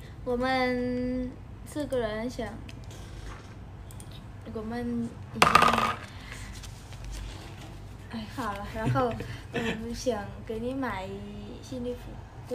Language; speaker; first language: Chinese; non-native, learner; Vietnamese